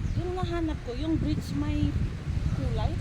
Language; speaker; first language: Filipino; non-native, learner; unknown